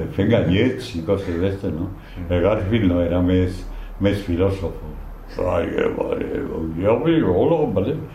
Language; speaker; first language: Catalan; non-native, local second language; Spanish